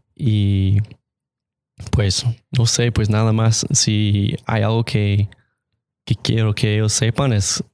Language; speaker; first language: Spanish; non-native, fluent; English